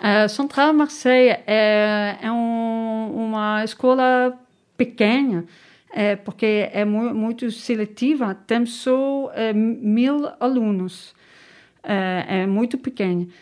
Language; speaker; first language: Portuguese; non-native, learner; Dutch